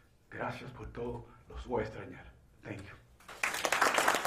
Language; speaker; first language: Spanish; early bilingual, heritage; Spanish